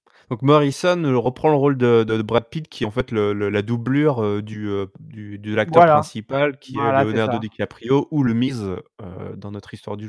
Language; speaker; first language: French; native; French